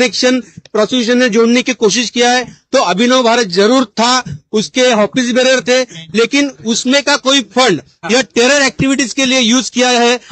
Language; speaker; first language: Hindi; non-native, local second language; Marathi